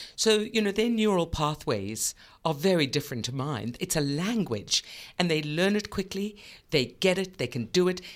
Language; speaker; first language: English; native; English